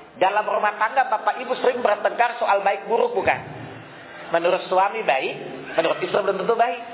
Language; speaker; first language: Indonesian; non-native, local second language; Sundanese